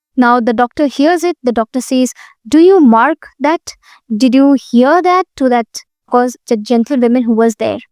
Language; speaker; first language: English; non-native, local second language; Hindi